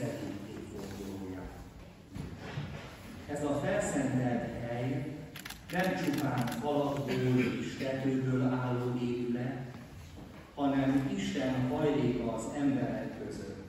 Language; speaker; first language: Hungarian; native; Hungarian